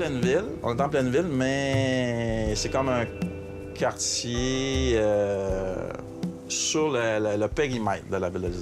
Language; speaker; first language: French; native; French